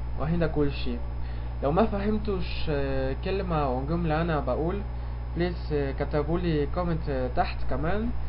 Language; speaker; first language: Arabic; non-native, learner; Spanish